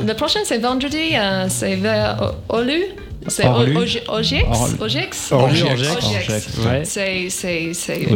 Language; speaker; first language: French; non-native, learner; English